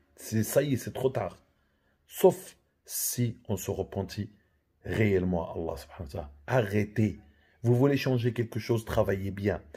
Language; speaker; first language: French; non-native, local second language; Arabic